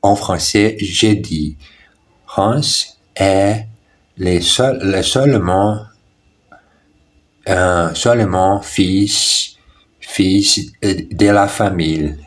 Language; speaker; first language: French; non-native, learner; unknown